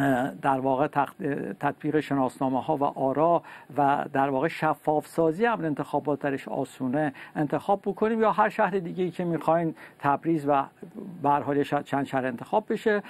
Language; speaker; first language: Persian; native; Persian